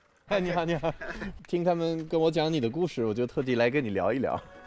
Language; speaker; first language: Chinese; non-native, fluent; English